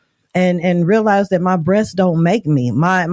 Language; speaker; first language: English; native; English